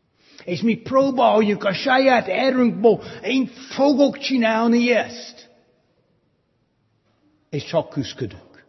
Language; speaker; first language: Hungarian; non-native, fluent; English